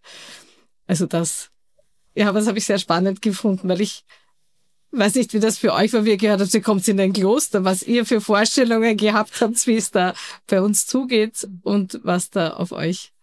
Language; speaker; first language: German; native; German